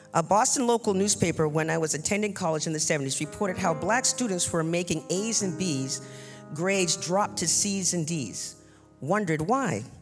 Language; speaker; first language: English; native; English